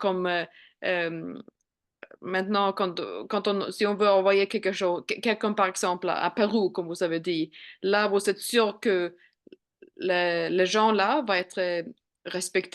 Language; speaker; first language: French; non-native, fluent; Swedish